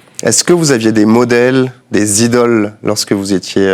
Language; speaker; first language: French; native; French